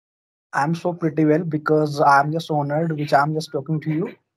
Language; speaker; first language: English; non-native, learner; Hindi